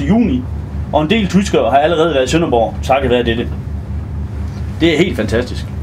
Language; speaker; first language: Danish; native; Danish